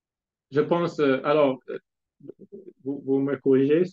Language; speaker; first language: French; non-native, fluent; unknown